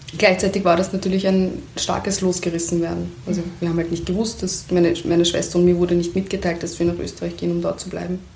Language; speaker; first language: German; early bilingual, other home language; Persian